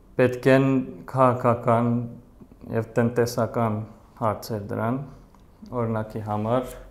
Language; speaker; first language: Armenian; early bilingual, heritage; Armenian